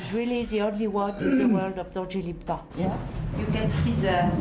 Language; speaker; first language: French; native; French